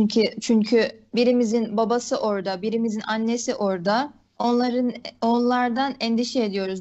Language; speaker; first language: Turkish; early bilingual, other home language; Uyghur